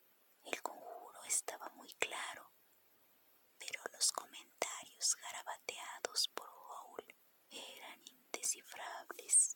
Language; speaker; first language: Spanish; native; Spanish